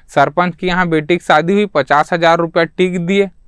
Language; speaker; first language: Hindi; native; Hindi